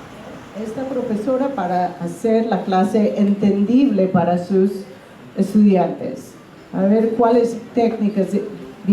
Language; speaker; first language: Spanish; non-native, fluent; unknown